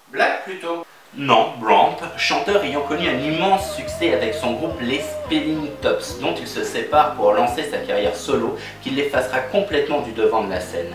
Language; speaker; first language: French; native; French